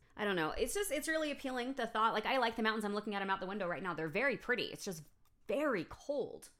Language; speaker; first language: English; native; English